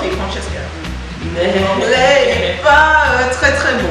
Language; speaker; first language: French; native; French